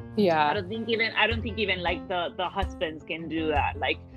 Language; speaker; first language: English; early bilingual, other home language; Spanish